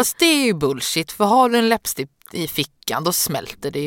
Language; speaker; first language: Swedish; native; Swedish